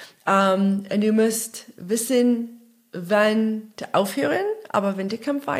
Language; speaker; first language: German; non-native, fluent; English